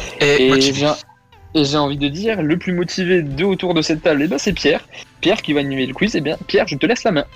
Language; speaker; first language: French; native; French